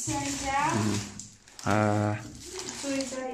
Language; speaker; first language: Chinese; non-native, learner; Nepali